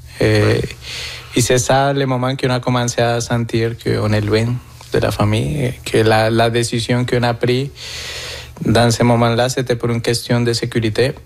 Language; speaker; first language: French; non-native, fluent; Spanish